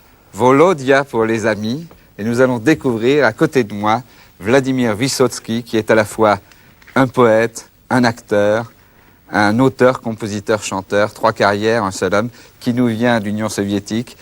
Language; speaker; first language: French; native; French